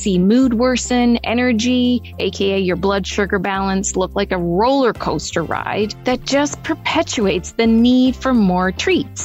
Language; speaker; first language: English; native; English